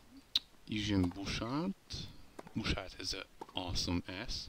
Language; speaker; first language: English; non-native, learner; Hungarian